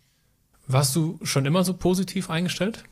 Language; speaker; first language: German; native; German